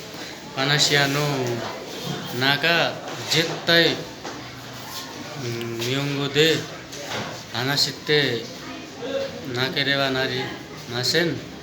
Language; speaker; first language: Japanese; non-native, learner; Nepali